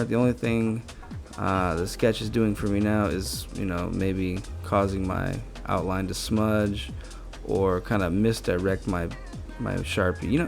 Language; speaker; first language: English; native; English